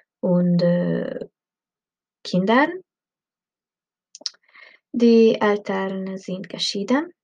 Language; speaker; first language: German; non-native, learner; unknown